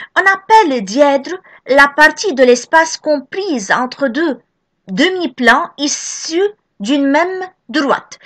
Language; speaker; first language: French; non-native, local second language; Arabic